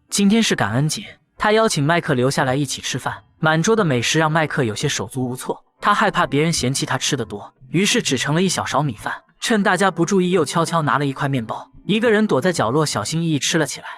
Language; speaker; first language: Chinese; native; Chinese